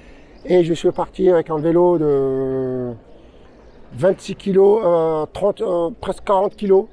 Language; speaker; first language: French; non-native, local second language; Arabic